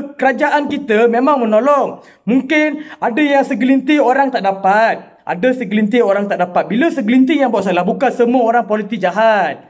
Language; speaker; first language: Malay; non-native, local second language; Tamil